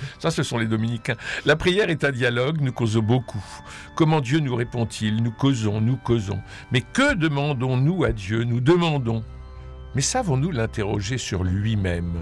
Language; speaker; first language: French; native; French